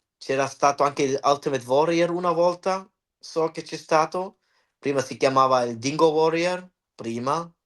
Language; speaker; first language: Italian; early bilingual, heritage; Italian